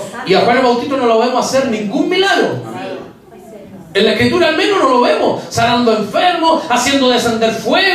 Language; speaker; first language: Spanish; native; Spanish